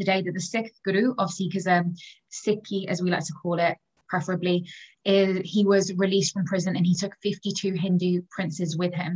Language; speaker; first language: English; native; English